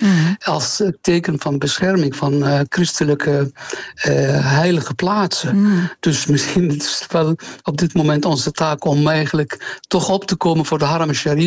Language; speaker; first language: Dutch; non-native, fluent; Arabic